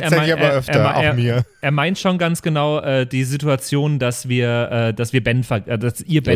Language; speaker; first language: German; native; German